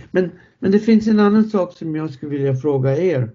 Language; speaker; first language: Swedish; non-native, fluent; English